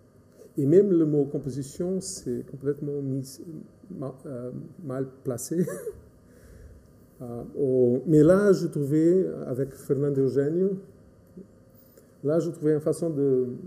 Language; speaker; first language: French; non-native, fluent; Portuguese